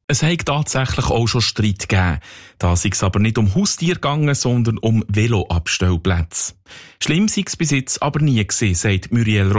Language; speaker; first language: German; native; German